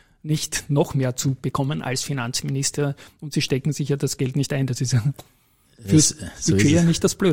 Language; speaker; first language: German; native; German